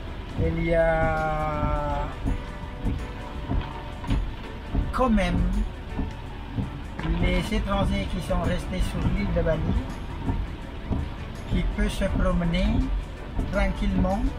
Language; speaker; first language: French; non-native, fluent; Indonesian